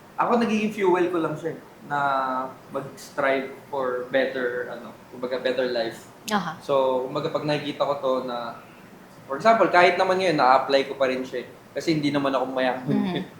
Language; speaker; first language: Filipino; native; Filipino